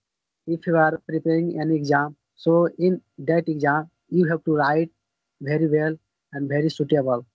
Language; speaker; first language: English; non-native, learner; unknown